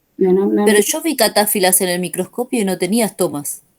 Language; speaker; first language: Spanish; native; Spanish